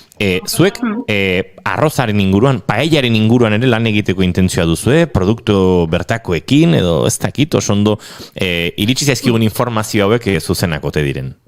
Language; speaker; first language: Basque; native; Basque